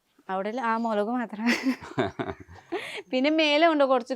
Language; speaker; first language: Malayalam; non-native, learner; Nepali